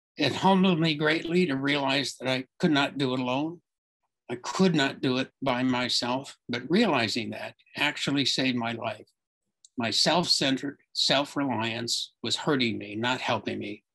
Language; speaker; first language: English; native; English